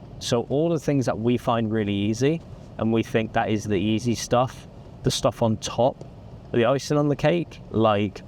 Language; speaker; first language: English; native; English